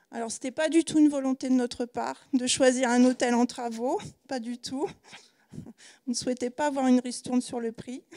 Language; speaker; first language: French; native; French